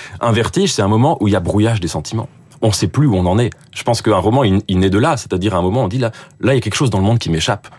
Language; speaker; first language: French; native; French